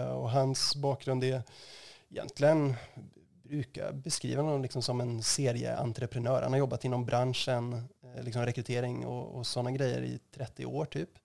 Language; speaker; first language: Swedish; native; Swedish